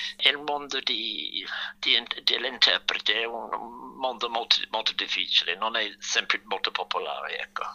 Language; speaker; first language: Italian; non-native, fluent; English